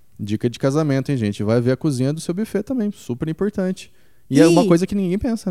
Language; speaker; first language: Portuguese; native; Portuguese